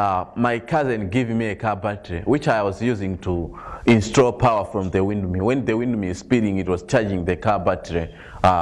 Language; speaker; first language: English; non-native, local second language; Nyanja